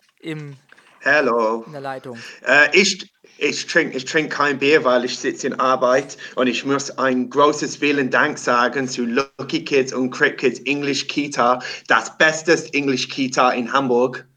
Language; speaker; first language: German; non-native, learner; English